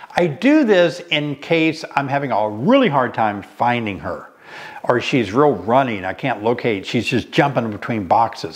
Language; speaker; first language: English; native; English